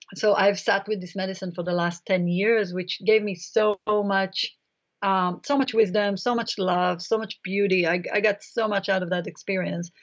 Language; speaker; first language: English; non-native, fluent; Hebrew